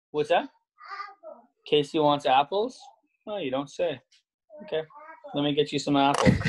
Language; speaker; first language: English; native; English